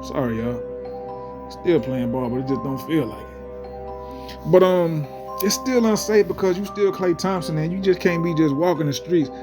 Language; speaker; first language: English; native; English